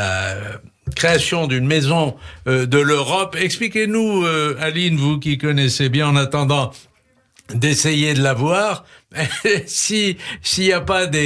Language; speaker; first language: French; native; French